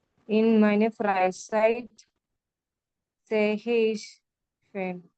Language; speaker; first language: German; non-native, learner; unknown